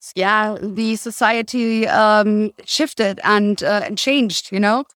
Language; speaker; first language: English; non-native, fluent; German